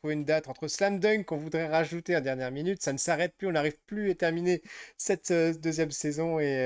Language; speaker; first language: French; native; French